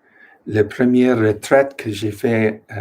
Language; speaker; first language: French; non-native, learner; English